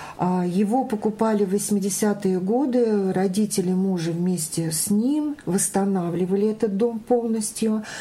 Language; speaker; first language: Russian; native; Russian